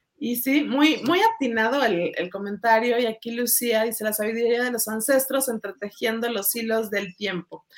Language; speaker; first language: Spanish; native; Spanish